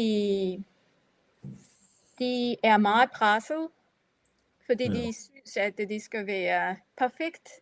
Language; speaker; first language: Danish; non-native, fluent; Japanese